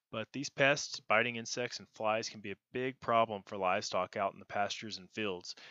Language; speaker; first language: English; native; English